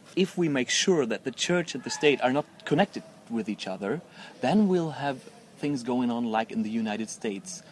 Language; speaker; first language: English; non-native, fluent; German